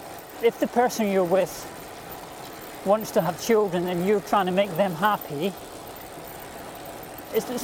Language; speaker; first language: English; native; English